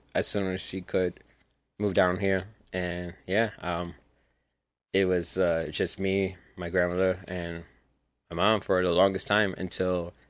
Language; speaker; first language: English; early bilingual, other home language; Spanish